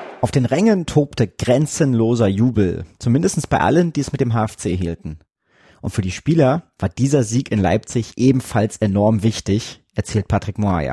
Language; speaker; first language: German; native; German